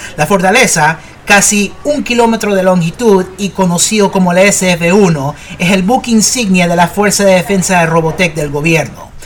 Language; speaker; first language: Spanish; early bilingual, heritage; Spanish